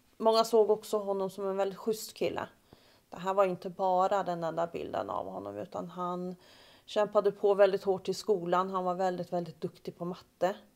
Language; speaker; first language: Swedish; native; Swedish